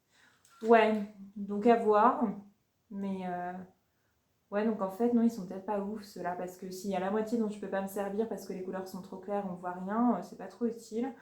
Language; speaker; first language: French; native; French